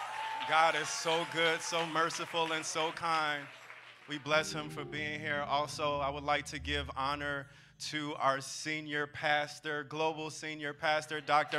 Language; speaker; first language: English; native; English